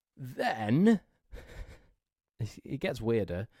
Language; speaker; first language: English; native; English